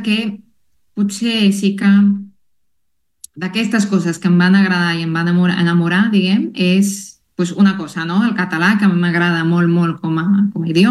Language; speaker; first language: Catalan; non-native, fluent; Spanish